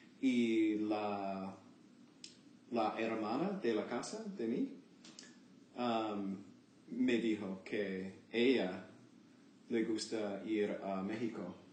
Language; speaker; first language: Spanish; non-native, learner; English